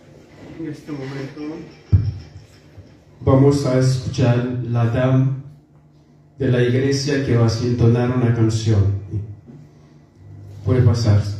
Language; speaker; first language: Spanish; non-native, fluent; Haitian Creole